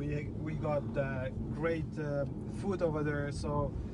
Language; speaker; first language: English; non-native, fluent; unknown